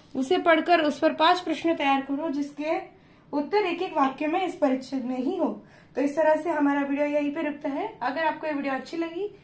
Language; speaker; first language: Hindi; non-native, local second language; Marathi